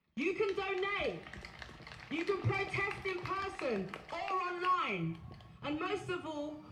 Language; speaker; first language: English; native; English